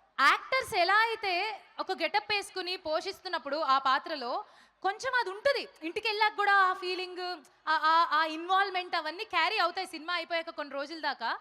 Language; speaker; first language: Telugu; native; Telugu